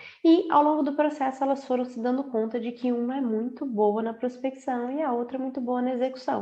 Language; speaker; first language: Portuguese; native; Portuguese